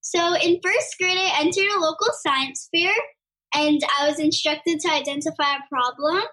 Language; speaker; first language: English; native; English